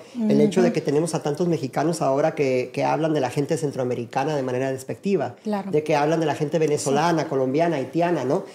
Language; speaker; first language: Spanish; native; Spanish